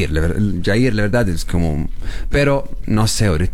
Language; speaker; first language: Spanish; non-native, learner; Arabic